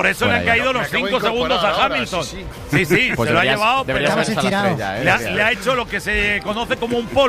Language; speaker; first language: Spanish; native; Spanish